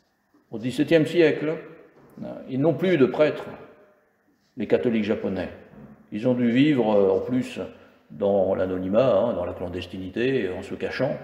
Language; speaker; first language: French; native; French